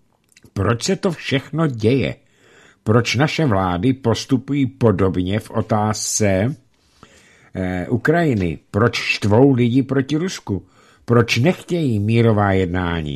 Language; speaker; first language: Czech; native; Czech